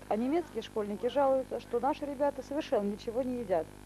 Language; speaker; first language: Russian; native; Russian